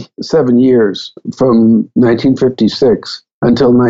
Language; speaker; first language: English; native; English